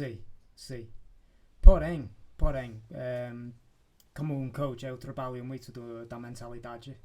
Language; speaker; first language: Portuguese; non-native, fluent; English